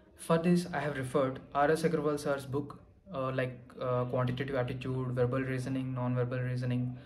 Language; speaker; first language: English; non-native, local second language; Telugu